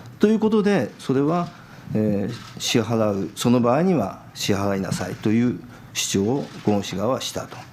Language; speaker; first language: Japanese; native; Japanese